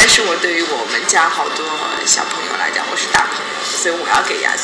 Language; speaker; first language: Chinese; native; Chinese